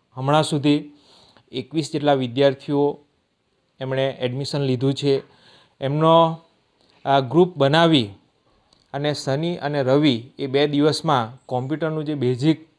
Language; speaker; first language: Gujarati; native; Gujarati